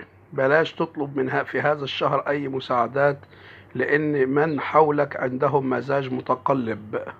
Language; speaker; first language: Arabic; native; Arabic